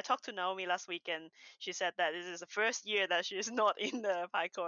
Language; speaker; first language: English; non-native, local second language; Cantonese